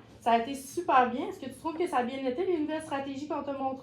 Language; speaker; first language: French; native; French